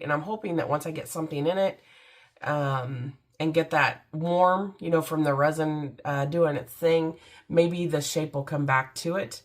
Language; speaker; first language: English; native; English